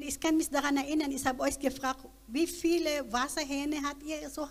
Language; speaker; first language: German; non-native, learner; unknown